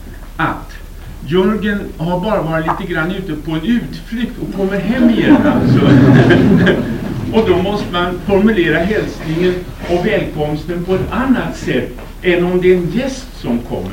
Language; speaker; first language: Swedish; native; Swedish